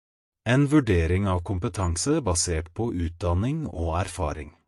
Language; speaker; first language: Norwegian; non-native, fluent; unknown